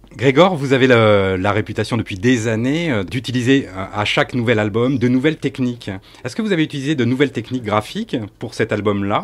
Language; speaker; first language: French; native; French